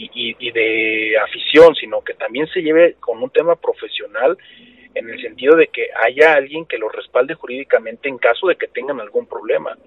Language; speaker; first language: Spanish; native; Spanish